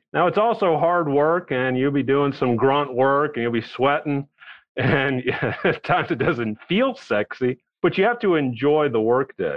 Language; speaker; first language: English; native; English